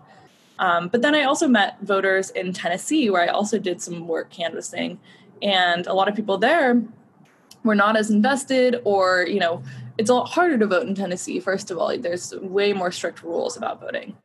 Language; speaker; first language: English; native; English